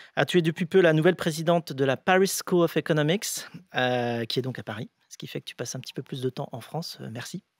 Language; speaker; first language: French; native; French